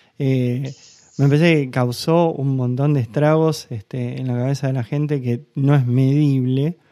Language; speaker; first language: Spanish; native; Spanish